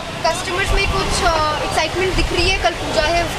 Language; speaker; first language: Hindi; native; Hindi